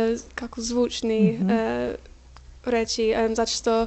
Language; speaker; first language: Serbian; non-native, learner; English